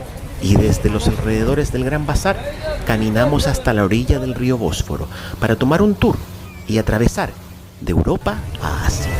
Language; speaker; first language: Spanish; native; Spanish